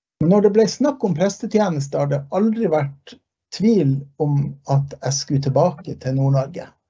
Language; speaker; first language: Norwegian; early bilingual, heritage; Norwegian